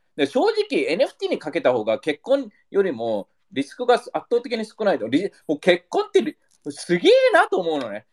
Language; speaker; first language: Japanese; early bilingual, heritage; English